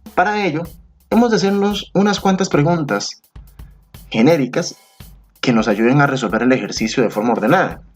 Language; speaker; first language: Spanish; native; Spanish